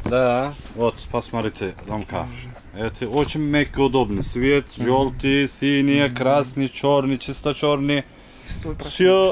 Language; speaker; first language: Russian; non-native, learner; Turkish